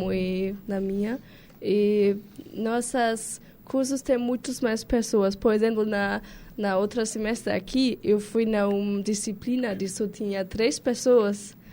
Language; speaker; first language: Portuguese; non-native, learner; German